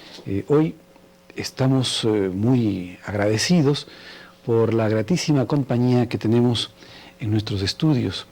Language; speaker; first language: Spanish; native; Spanish